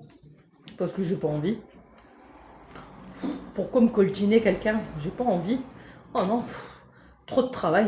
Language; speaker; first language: French; native; French